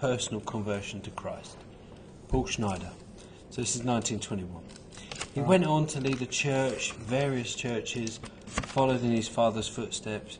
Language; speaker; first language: English; native; English